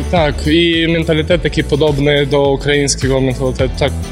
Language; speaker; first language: Polish; non-native, learner; Ukrainian